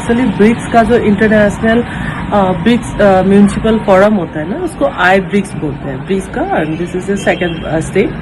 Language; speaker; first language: Hindi; non-native, local second language; Assamese